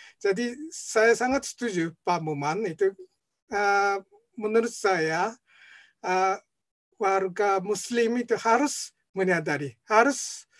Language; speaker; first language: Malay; non-native, fluent; Japanese